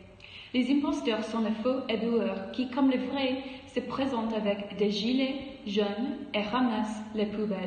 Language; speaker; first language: French; non-native, learner; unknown